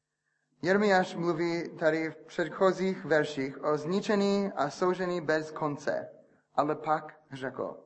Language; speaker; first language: Czech; non-native, fluent; English